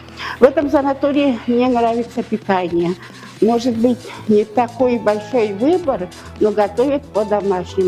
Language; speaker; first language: Russian; non-native, local second language; Kazakh